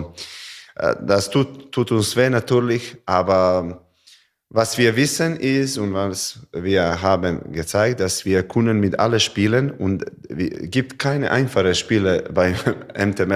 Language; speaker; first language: German; non-native, learner; Serbian